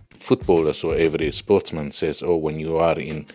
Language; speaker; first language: English; non-native, fluent; Italian